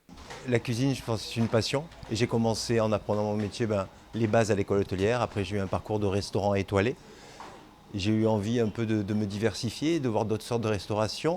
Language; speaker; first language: French; native; French